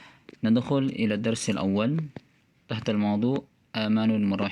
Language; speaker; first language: Arabic; non-native, fluent; Indonesian